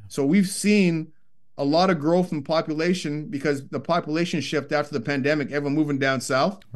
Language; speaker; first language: English; native; English